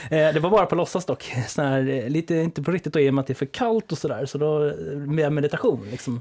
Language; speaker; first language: Swedish; early bilingual, other home language; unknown